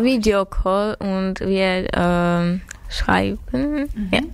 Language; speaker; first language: German; non-native, learner; Armenian